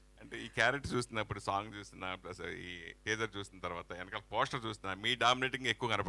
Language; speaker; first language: Telugu; native; Telugu